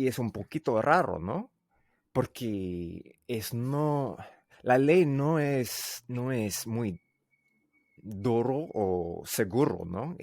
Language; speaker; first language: Spanish; non-native, learner; English